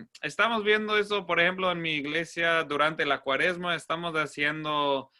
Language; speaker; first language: Spanish; non-native, fluent; English